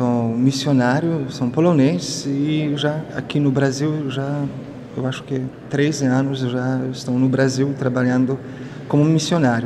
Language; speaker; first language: Portuguese; non-native, fluent; Polish